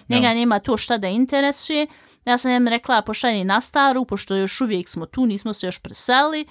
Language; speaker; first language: Bosnian; early bilingual, heritage; Bosnian